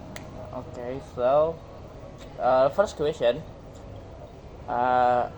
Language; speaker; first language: English; non-native, learner; Indonesian